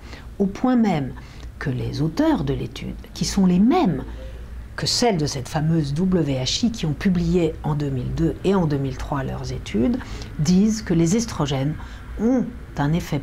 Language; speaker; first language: French; native; French